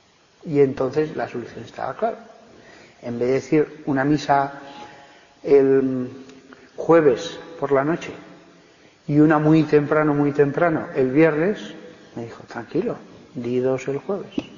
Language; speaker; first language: Spanish; native; Spanish